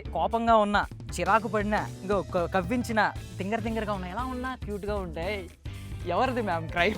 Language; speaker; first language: Telugu; native; Telugu